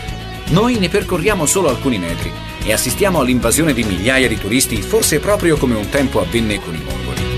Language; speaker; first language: Italian; native; Italian